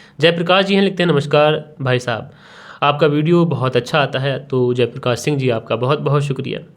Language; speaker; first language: Hindi; native; Hindi